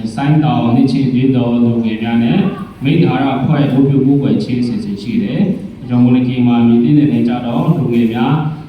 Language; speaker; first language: Burmese; non-native, local second language; Kachin